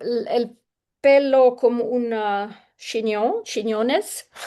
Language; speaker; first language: Spanish; non-native, learner; English